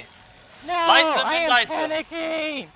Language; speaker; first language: English; native; English